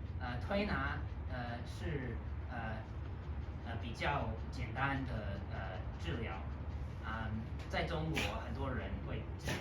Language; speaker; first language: Chinese; non-native, learner; English